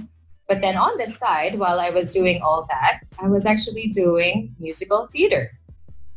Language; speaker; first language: English; non-native, local second language; Filipino